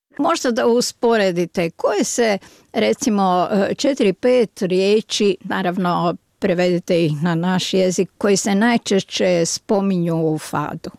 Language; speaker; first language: Serbian; native; Serbian